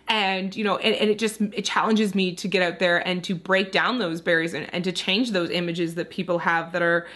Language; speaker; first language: English; native; English